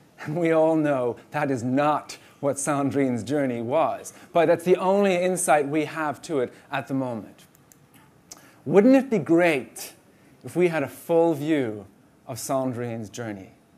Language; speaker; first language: English; native; English